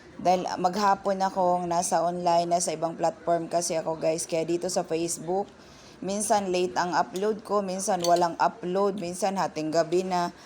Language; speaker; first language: Filipino; non-native, local second language; Cebuano